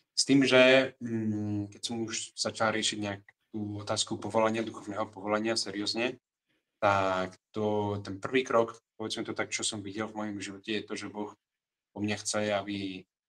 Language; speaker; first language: Slovak; non-native, fluent; Catalan